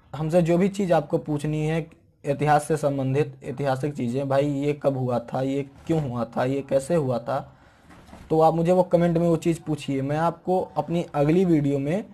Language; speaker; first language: Hindi; native; Hindi